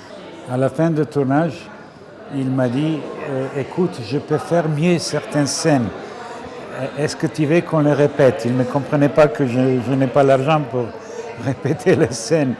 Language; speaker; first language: French; non-native, fluent; Serbian